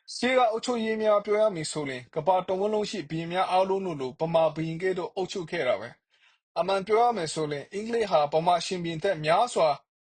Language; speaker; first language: Burmese; non-native, local second language; Kachin